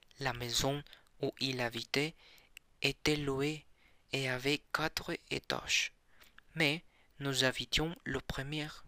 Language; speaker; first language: French; non-native, learner; Spanish